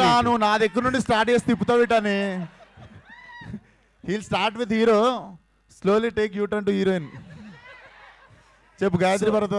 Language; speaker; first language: Telugu; native; Telugu